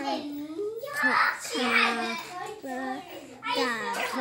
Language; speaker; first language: Thai; early bilingual, heritage; Thai